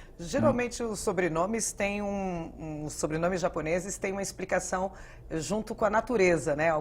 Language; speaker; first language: Portuguese; native; Portuguese